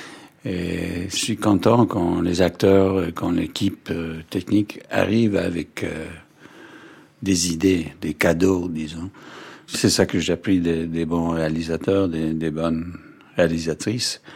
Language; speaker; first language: French; non-native, fluent; Danish